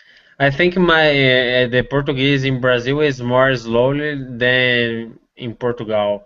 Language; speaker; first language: English; non-native, learner; Portuguese